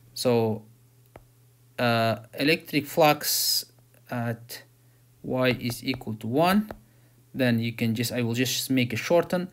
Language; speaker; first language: English; non-native, fluent; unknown